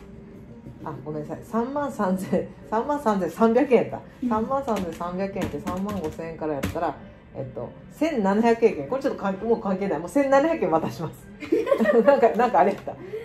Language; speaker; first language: Japanese; native; Japanese